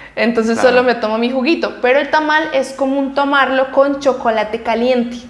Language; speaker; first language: Spanish; native; Spanish